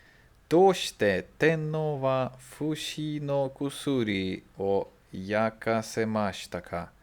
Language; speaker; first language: Japanese; non-native, learner; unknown